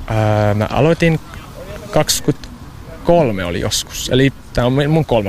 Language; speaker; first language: Finnish; non-native, learner; English